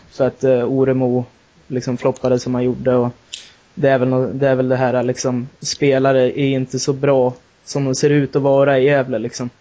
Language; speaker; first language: Swedish; native; Swedish